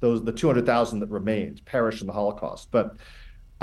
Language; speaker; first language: English; native; English